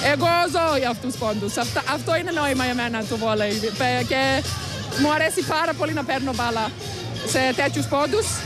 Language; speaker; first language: Greek; non-native, fluent; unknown